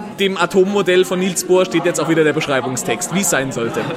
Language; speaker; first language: German; native; German